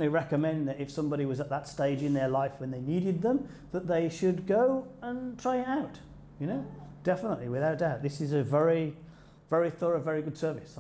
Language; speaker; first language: English; native; English